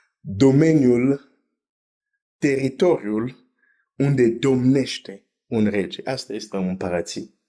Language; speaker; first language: Romanian; non-native, fluent; French